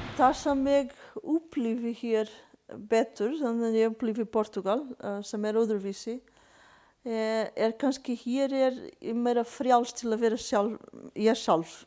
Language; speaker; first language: Icelandic; non-native, learner; Portuguese